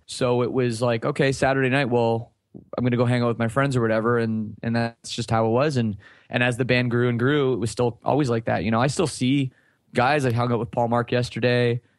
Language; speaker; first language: English; native; English